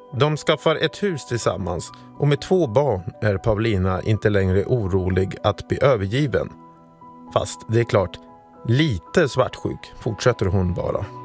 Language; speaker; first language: Swedish; native; Swedish